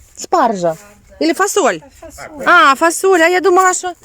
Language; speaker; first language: Russian; non-native, local second language; Ukrainian